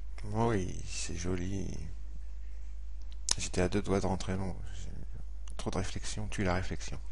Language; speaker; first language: French; native; French